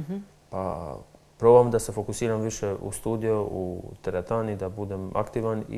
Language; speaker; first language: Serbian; non-native, local second language; Albanian